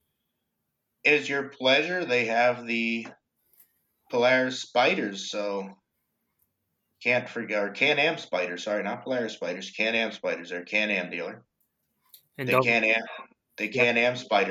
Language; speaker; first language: English; native; English